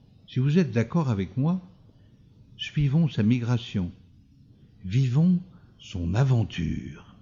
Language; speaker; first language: French; native; French